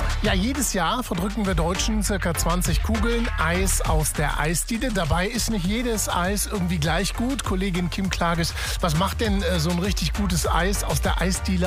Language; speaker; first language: German; native; German